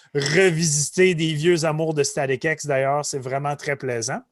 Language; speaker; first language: French; native; French